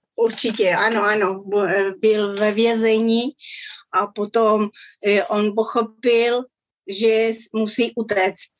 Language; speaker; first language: Czech; early bilingual, other home language; Spanish